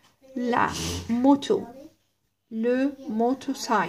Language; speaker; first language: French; non-native, learner; Arabic